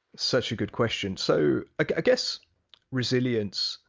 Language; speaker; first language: English; early bilingual, other home language; Hindi